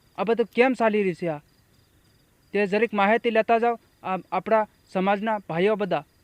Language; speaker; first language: Gujarati; non-native, local second language; Bhili